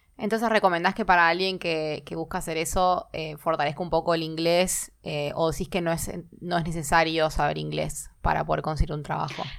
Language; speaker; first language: Spanish; native; Spanish